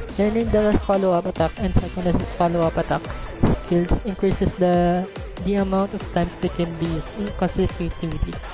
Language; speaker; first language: English; non-native, local second language; Filipino